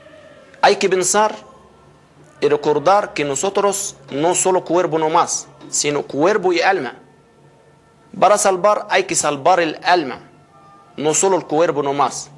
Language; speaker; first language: Spanish; non-native, fluent; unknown